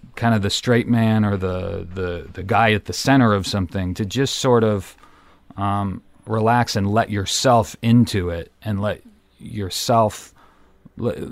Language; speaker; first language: English; native; English